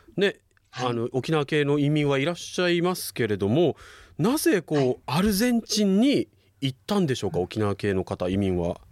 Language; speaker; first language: Japanese; native; Japanese